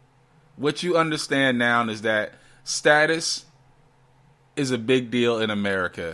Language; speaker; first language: English; native; English